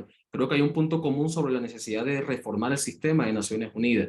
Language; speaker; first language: Spanish; native; Spanish